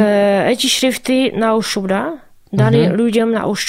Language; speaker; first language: Russian; non-native, learner; Czech